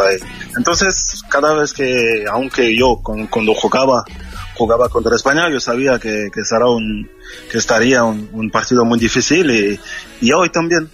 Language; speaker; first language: Spanish; non-native, fluent; French